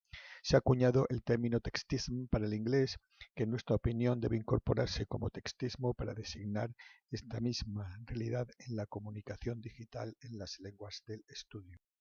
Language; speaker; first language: Spanish; native; Spanish